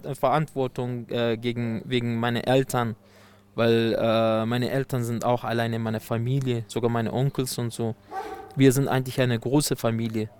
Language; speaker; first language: German; non-native, fluent; Persian